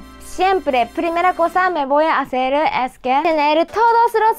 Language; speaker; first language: Spanish; non-native, learner; Japanese